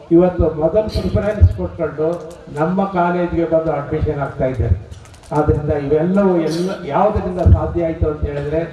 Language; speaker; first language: Kannada; native; Kannada